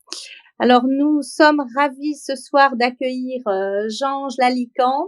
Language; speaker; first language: French; native; French